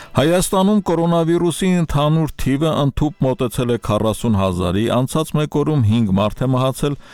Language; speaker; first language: Armenian; native; Armenian